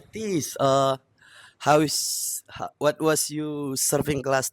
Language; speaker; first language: English; non-native, learner; Indonesian